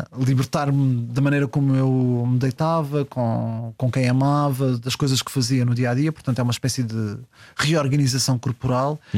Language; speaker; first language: Portuguese; early bilingual, heritage; Portuguese